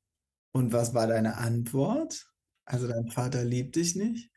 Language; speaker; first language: German; native; German